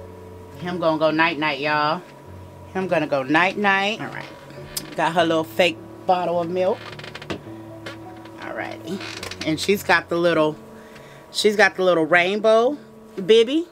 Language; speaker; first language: English; native; English